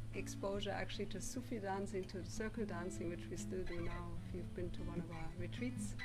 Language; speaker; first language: English; non-native, fluent; German